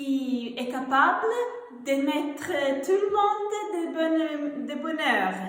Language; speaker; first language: French; non-native, learner; Italian